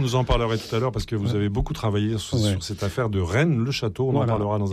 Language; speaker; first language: French; native; French